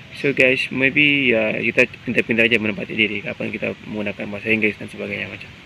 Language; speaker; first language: Indonesian; non-native, local second language; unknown